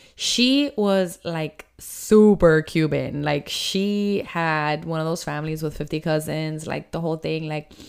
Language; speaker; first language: English; early bilingual, other home language; Spanish